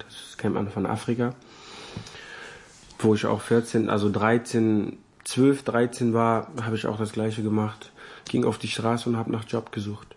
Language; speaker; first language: German; non-native, fluent; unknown